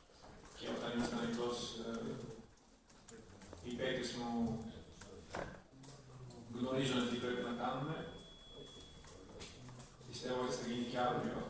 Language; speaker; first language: Greek; non-native, fluent; Serbian